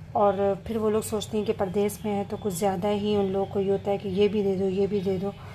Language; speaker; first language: Hindi; native; Hindi